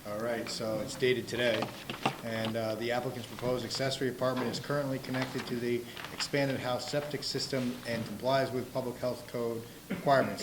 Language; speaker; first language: English; native; English